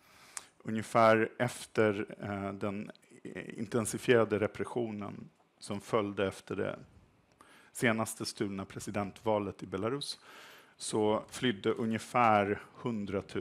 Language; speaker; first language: Swedish; native; Swedish